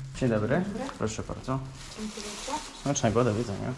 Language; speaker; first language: Polish; non-native, learner; Ukrainian